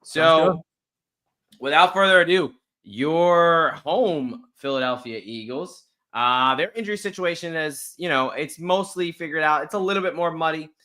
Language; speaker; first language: English; native; English